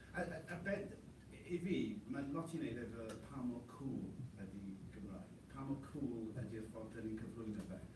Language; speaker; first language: Welsh; non-native, local second language; English